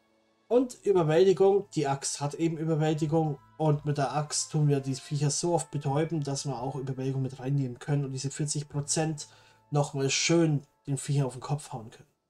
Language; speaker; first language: German; native; German